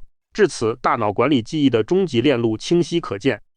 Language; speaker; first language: Chinese; native; Chinese